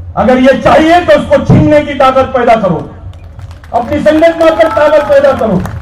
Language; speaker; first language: Hindi; non-native, local second language; Marathi